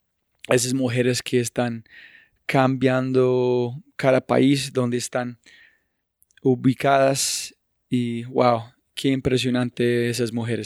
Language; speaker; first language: Spanish; non-native, fluent; English